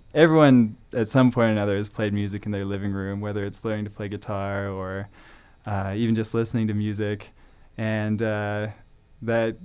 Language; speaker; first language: English; native; English